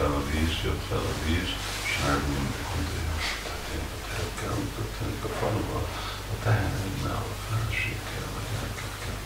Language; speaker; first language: Hungarian; early bilingual, heritage; Hungarian